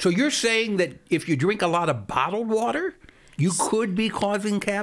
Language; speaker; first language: English; native; English